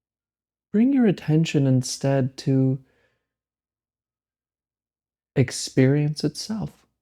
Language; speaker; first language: English; native; English